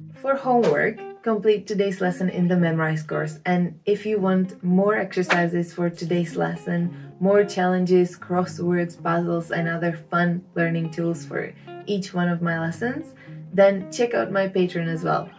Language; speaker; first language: English; non-native, fluent; Czech